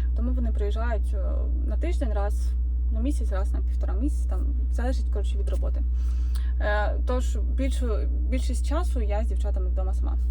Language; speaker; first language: Ukrainian; native; Ukrainian